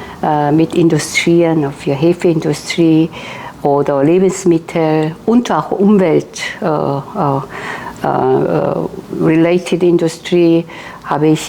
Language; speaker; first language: German; non-native, fluent; Korean